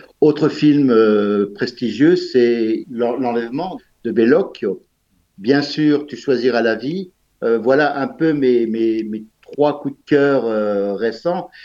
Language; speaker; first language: French; native; French